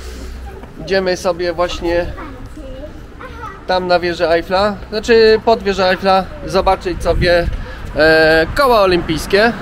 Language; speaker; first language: Polish; native; Polish